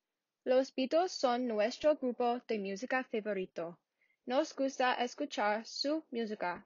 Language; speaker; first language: Spanish; non-native, learner; English